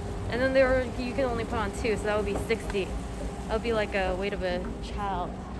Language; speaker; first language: English; early bilingual, other home language; Korean